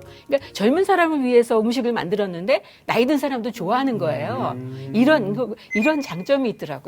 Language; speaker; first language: Korean; native; Korean